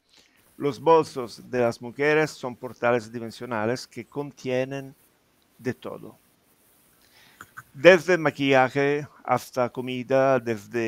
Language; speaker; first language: Spanish; non-native, fluent; Italian